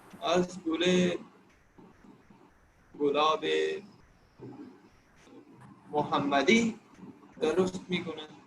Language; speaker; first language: Persian; non-native, learner; Urdu